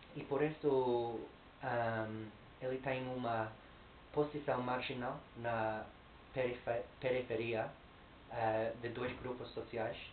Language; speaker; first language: Portuguese; non-native, learner; English